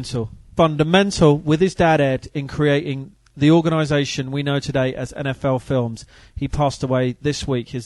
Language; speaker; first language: English; native; English